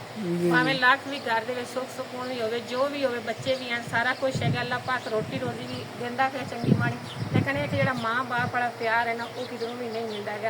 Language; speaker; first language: Punjabi; native; Punjabi